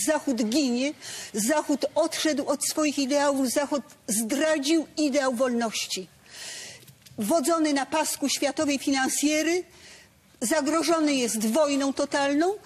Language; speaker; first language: Polish; native; Polish